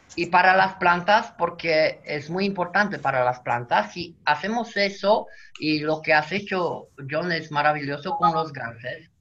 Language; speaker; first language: Spanish; non-native, fluent; Romanian